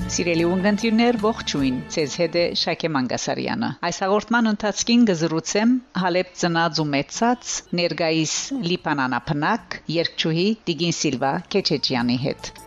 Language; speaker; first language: Armenian; early bilingual, heritage; Armenian